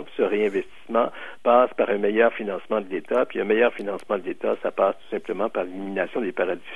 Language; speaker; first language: French; native; French